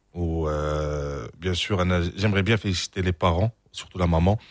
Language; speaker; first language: French; non-native, local second language; Arabic